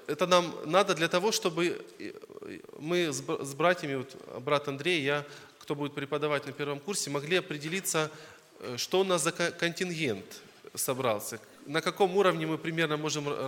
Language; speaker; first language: Russian; native; Russian